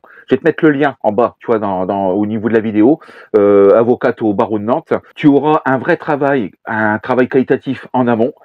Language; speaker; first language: French; native; French